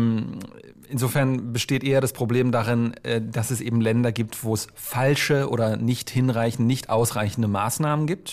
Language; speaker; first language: German; native; German